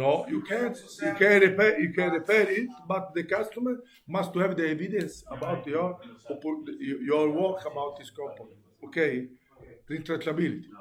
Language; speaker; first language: English; non-native, learner; Italian